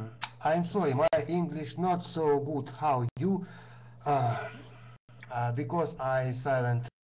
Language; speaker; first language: English; non-native, learner; Russian